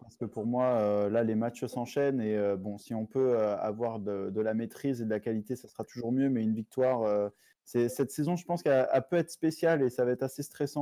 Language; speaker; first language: French; native; French